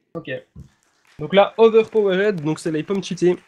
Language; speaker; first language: French; native; French